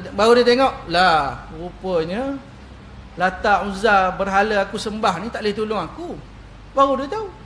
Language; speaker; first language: Malay; native; Malay